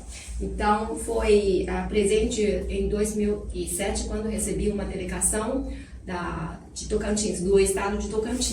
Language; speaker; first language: Portuguese; non-native, fluent; Chinese